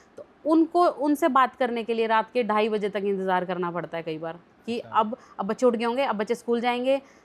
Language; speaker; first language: Hindi; native; Hindi